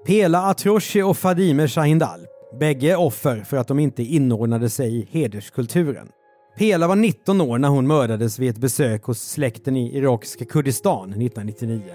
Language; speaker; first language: Swedish; native; Swedish